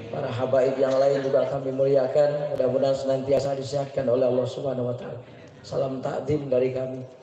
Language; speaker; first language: Indonesian; native; Indonesian